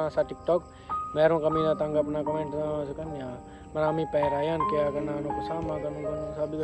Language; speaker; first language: Filipino; non-native, learner; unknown